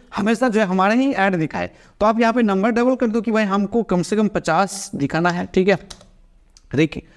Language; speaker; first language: Hindi; non-native, local second language; Bangla